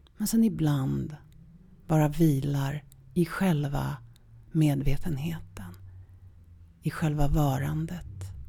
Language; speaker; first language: Swedish; early bilingual, other home language; Polish